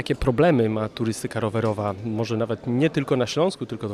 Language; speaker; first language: Polish; native; Polish